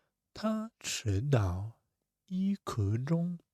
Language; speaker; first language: Chinese; non-native, fluent; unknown